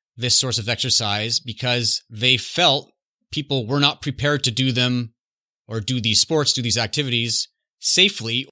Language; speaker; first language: English; native; English